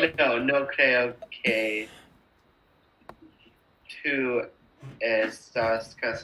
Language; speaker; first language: Spanish; non-native, learner; English